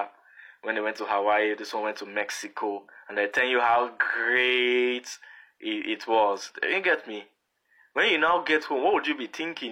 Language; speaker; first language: English; non-native, local second language; Yoruba